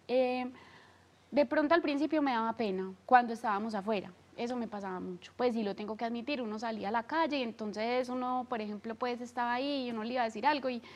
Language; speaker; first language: Spanish; native; Spanish